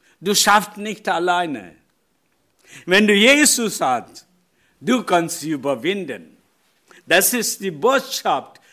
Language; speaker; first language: German; non-native, learner; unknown